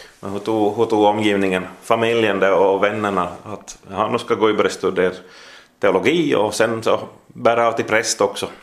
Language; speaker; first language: Swedish; native; Swedish